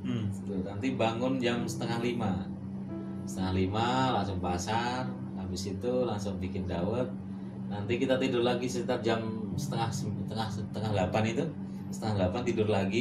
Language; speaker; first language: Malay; non-native, local second language; Javanese